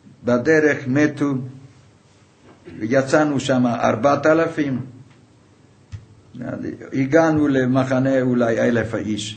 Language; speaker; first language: Hebrew; non-native, fluent; Hungarian